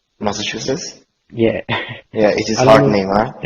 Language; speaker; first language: English; non-native, learner; Turkish